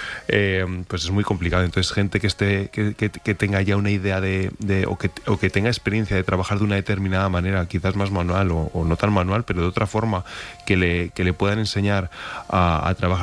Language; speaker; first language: Spanish; native; Spanish